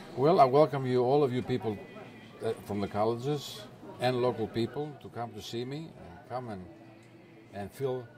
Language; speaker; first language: English; non-native, fluent; Greek